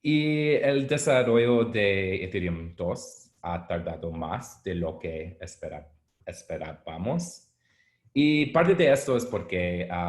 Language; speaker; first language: Spanish; non-native, learner; English